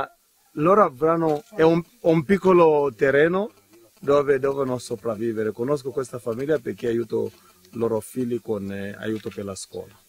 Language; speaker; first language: Italian; non-native, fluent; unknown